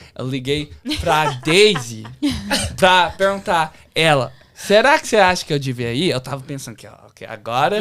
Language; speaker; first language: Portuguese; early bilingual, heritage; Portuguese